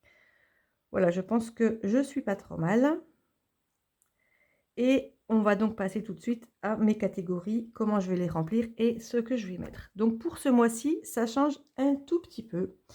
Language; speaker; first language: French; native; French